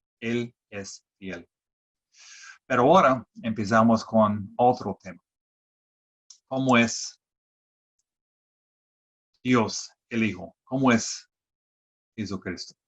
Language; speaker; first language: Spanish; non-native, fluent; English